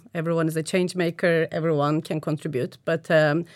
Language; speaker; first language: English; non-native, fluent; Turkish